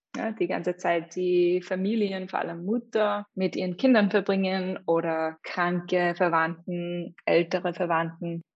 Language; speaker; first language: German; non-native, fluent; English